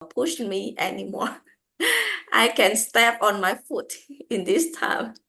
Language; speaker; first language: English; non-native, learner; Vietnamese